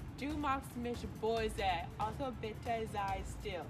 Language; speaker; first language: German; non-native, learner; English